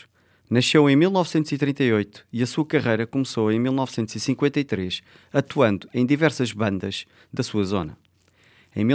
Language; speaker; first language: Portuguese; native; Portuguese